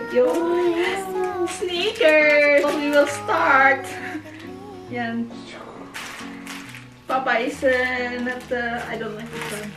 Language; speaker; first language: English; non-native, learner; Filipino